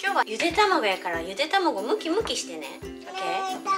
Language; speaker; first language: Japanese; native; Japanese